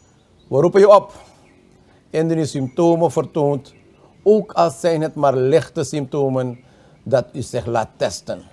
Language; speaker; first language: Dutch; native; Dutch